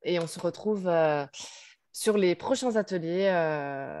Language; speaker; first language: French; native; French